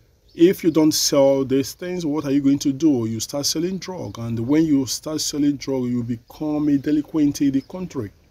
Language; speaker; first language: English; non-native, learner; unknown